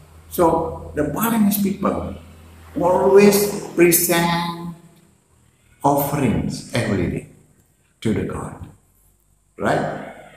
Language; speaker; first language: English; non-native, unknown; Balinese